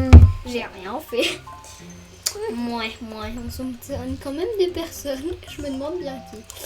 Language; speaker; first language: French; native; French